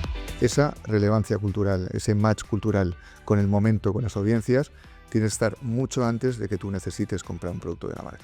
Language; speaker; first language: Spanish; native; Spanish